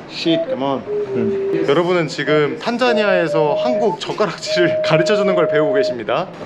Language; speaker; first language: Korean; native; Korean